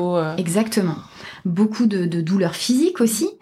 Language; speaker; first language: French; native; French